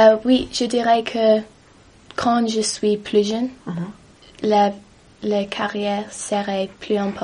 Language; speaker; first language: French; non-native, learner; English